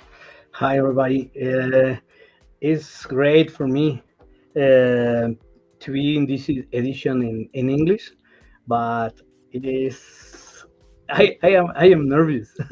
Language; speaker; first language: English; non-native, learner; Spanish